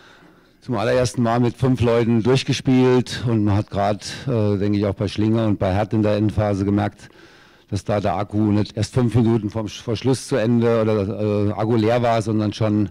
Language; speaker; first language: German; native; German